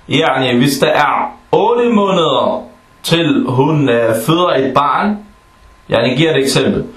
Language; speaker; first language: Danish; non-native, fluent; Arabic